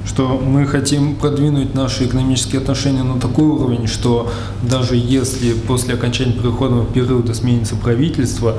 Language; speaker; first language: Russian; native; Russian